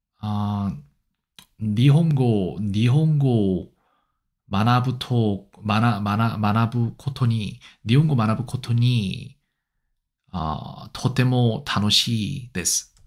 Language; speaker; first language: Japanese; non-native, learner; Korean